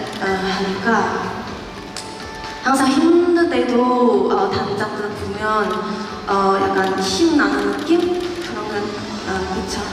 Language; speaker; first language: Korean; non-native, fluent; Chinese